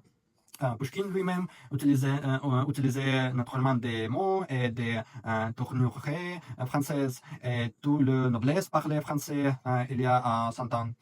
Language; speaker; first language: French; non-native, learner; Russian